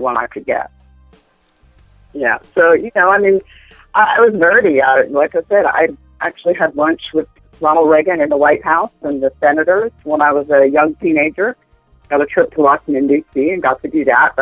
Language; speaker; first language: English; native; English